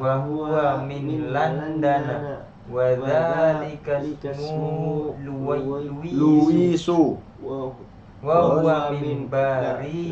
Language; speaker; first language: Arabic; non-native, learner; Indonesian